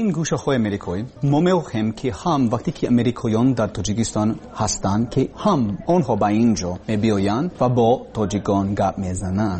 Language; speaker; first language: Persian; non-native, learner; English